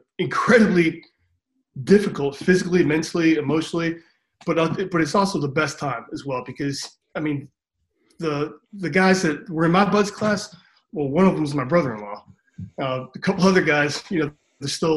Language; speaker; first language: English; native; English